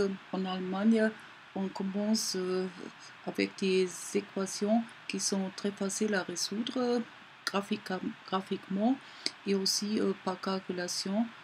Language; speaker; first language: French; non-native, learner; German